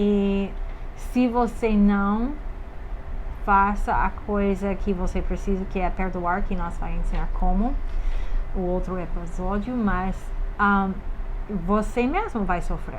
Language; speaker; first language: Portuguese; non-native, fluent; English